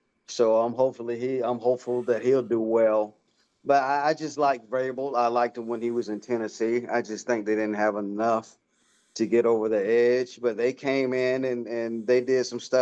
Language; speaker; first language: English; native; English